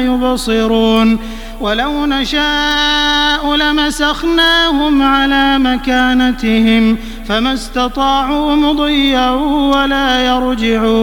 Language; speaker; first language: Arabic; native; Arabic